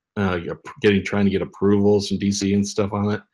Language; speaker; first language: English; native; English